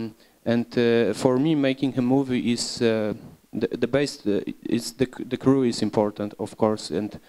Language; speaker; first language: English; non-native, learner; Polish